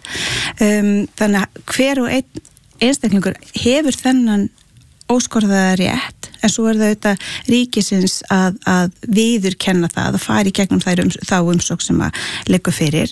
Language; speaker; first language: Icelandic; native; Icelandic